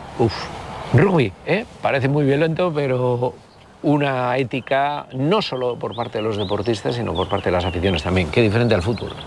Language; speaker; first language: Spanish; native; Spanish